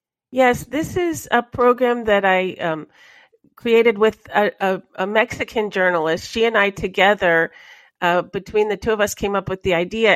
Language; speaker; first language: English; native; English